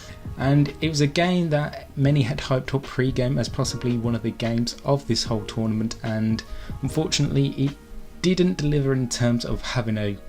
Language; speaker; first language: English; native; English